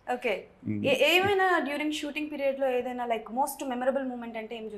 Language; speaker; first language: Telugu; native; Telugu